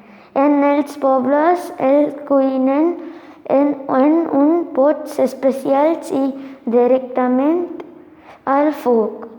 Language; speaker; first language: Catalan; non-native, learner; Tamil